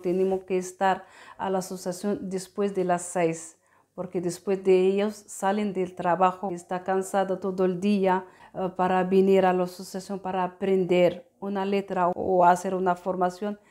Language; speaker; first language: Spanish; non-native, learner; Arabic